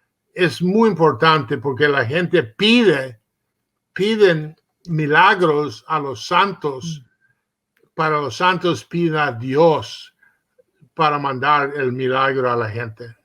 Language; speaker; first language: Spanish; early bilingual, heritage; Spanish